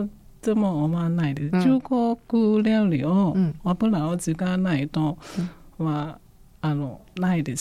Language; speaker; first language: Japanese; non-native, fluent; Chinese